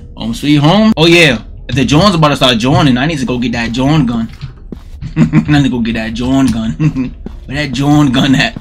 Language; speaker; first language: English; native; English